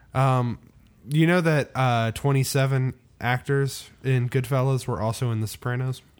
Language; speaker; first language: English; native; English